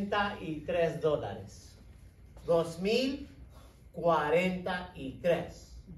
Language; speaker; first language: Spanish; non-native, fluent; English